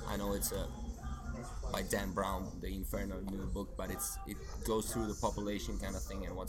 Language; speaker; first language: English; non-native, fluent; Swedish